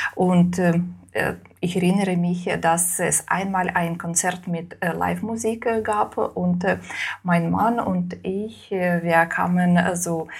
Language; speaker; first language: German; non-native, fluent; Russian